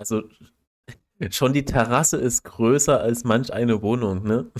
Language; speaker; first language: German; native; German